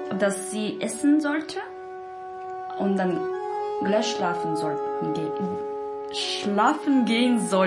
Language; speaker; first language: German; non-native, learner; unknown